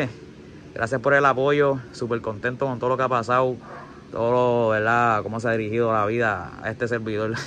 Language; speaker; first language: Spanish; native; Spanish